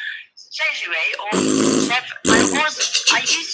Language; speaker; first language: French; non-native, learner; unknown